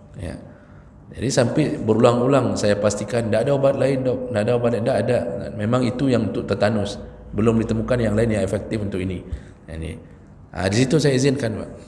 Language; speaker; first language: Malay; native; Malay